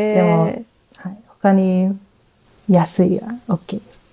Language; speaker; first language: Japanese; non-native, learner; English